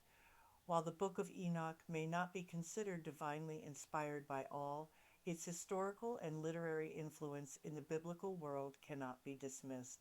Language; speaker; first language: English; native; English